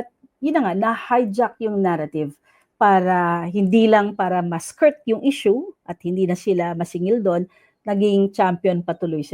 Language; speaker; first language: Filipino; non-native, local second language; Cebuano